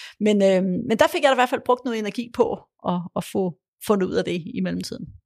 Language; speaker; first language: Danish; early bilingual, other home language; Polish